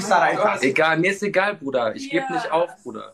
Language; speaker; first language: German; early bilingual, other home language; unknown